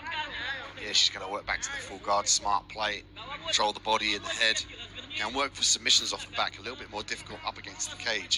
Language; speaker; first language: English; native; English